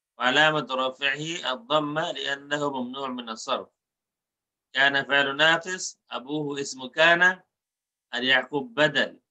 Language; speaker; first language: Arabic; non-native, fluent; Bangla